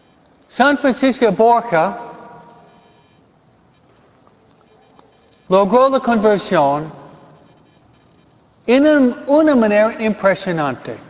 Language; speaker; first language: Spanish; non-native, fluent; English